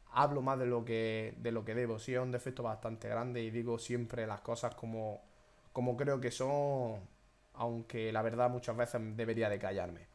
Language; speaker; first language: Spanish; native; Spanish